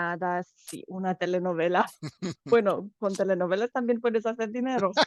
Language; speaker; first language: Spanish; non-native, fluent; Romanian